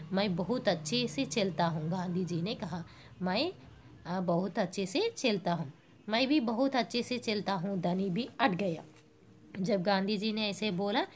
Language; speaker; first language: Hindi; non-native, local second language; Telugu